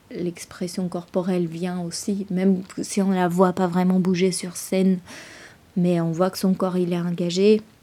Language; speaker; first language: French; non-native, fluent; Portuguese